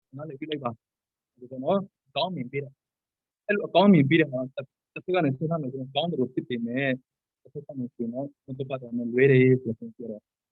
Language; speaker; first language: Burmese; non-native, local second language; Tedim Chin